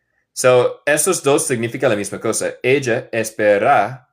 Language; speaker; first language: Spanish; non-native, fluent; English